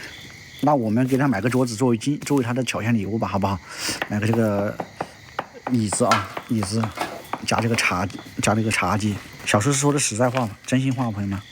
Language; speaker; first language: Chinese; native; Chinese